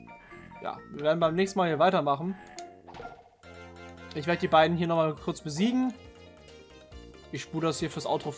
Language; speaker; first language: German; native; German